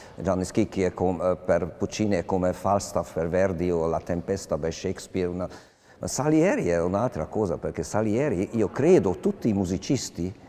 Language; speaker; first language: Italian; non-native, fluent; Hungarian